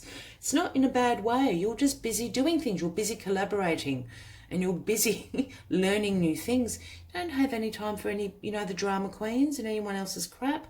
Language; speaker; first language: English; native; English